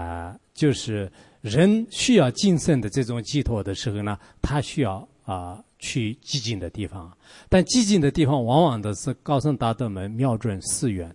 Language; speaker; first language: Chinese; non-native, local second language; Tibetan